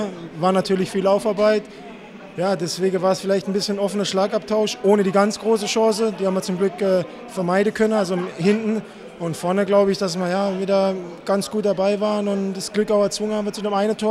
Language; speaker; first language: German; native; German